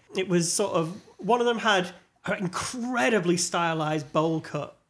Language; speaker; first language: English; native; English